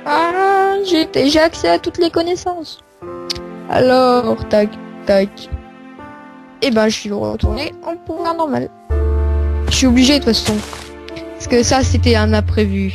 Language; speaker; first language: French; native; French